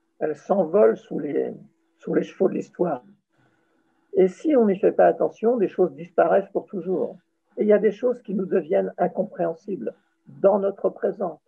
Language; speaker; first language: French; native; French